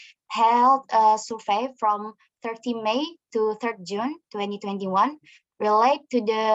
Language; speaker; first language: English; non-native, learner; Indonesian